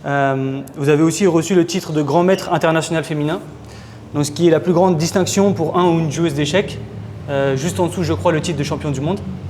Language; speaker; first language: French; native; French